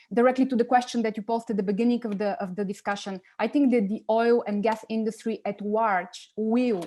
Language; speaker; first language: English; non-native, fluent; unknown